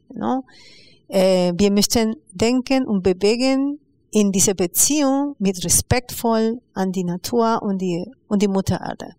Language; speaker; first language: German; non-native, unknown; Spanish